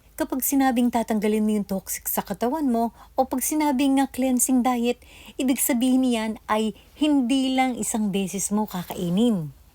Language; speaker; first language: Filipino; native; Filipino